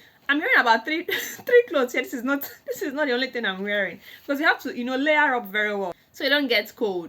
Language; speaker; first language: English; non-native, local second language; Igbo